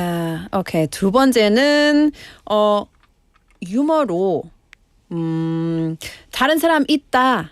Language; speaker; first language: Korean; non-native, learner; English